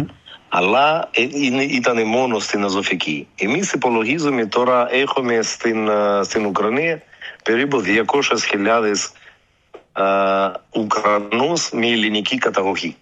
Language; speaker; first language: Greek; early bilingual, heritage; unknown